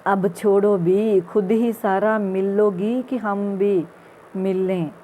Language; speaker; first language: Hindi; non-native, local second language; Punjabi